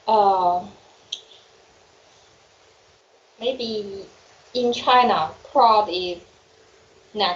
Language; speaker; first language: English; non-native, learner; Chinese